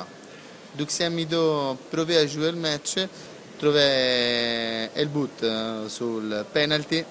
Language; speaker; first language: French; non-native, learner; Italian